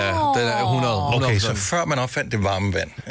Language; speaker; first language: Danish; native; Danish